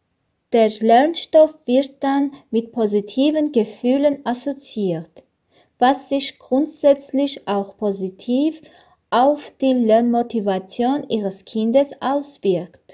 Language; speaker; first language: German; non-native, learner; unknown